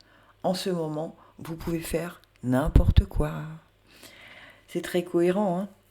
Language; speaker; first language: French; native; French